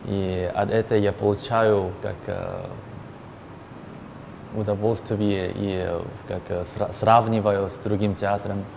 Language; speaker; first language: Russian; non-native, learner; Korean